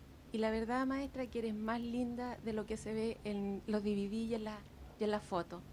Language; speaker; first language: Spanish; native; Spanish